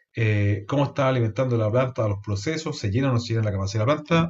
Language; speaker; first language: Spanish; native; Spanish